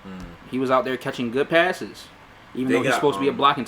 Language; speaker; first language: English; native; English